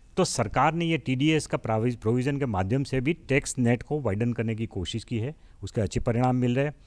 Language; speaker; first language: Hindi; non-native, local second language; Gujarati